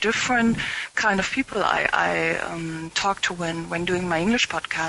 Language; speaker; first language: English; non-native, fluent; German